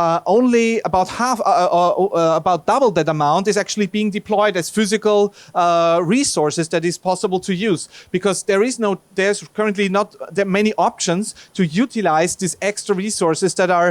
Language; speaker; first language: English; non-native, fluent; German